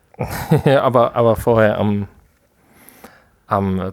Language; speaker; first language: German; native; German